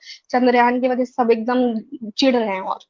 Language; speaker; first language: Hindi; native; Hindi